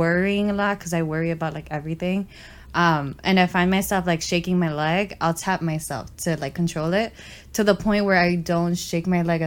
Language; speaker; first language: English; native; English